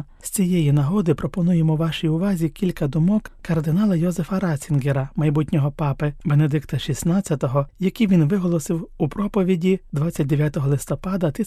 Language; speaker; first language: Ukrainian; native; Ukrainian